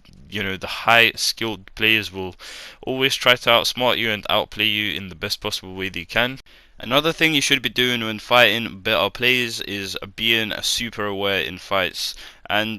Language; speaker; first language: English; native; English